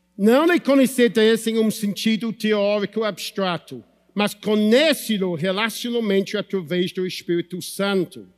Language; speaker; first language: Portuguese; non-native, fluent; English